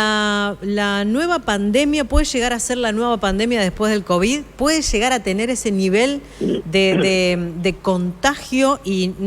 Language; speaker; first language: Spanish; native; Spanish